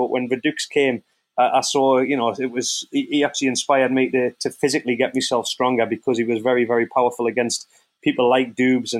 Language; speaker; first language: English; native; English